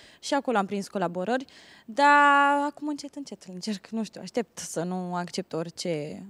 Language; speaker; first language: Romanian; native; Romanian